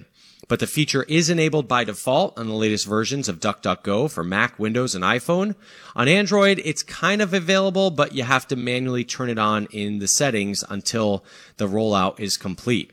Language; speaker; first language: English; native; English